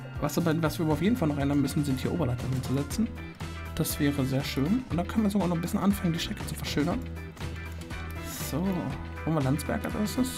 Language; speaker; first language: German; native; German